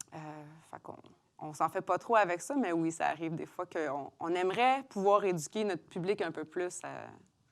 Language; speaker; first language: French; native; French